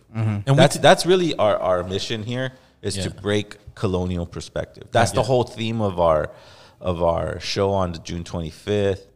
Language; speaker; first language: English; native; English